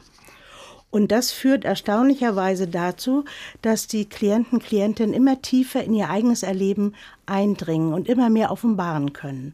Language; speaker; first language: German; native; German